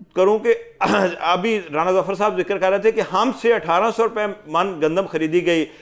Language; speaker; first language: Urdu; non-native, local second language; Punjabi